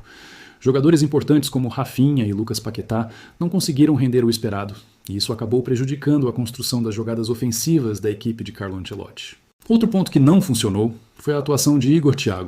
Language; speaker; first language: Portuguese; native; Portuguese